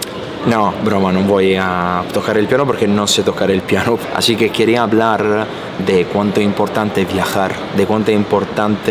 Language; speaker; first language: Spanish; non-native, fluent; Italian